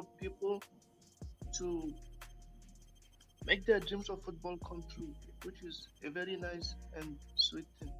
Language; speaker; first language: English; non-native, local second language; Hausa